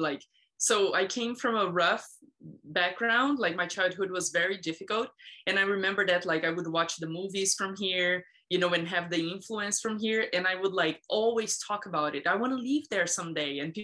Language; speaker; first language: English; non-native, fluent; Portuguese